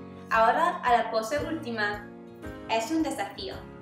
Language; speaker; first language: Spanish; non-native, learner; English